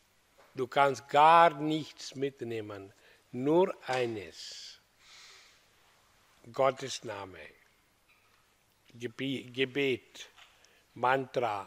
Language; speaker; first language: German; non-native, fluent; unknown